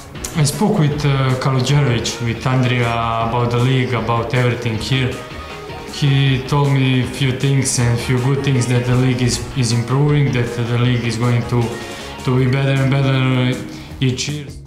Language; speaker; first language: English; non-native, fluent; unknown